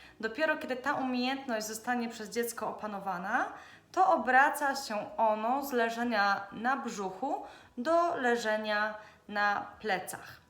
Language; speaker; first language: Polish; native; Polish